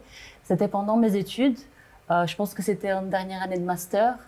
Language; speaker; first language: French; non-native, local second language; Arabic